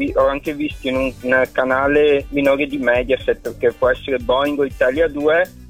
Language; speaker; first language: Italian; native; Italian